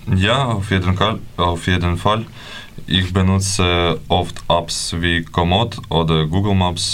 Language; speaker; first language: German; non-native, learner; Ukrainian